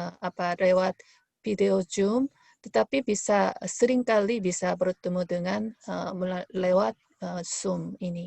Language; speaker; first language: Indonesian; non-native, fluent; Korean